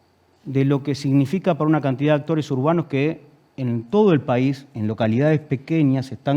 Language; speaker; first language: Spanish; native; Spanish